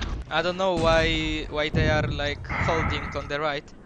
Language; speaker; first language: English; non-native, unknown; Polish